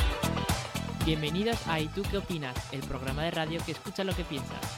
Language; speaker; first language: Spanish; native; Spanish